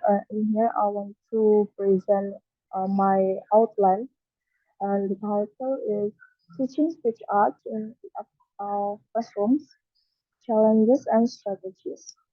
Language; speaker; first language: English; non-native, learner; Indonesian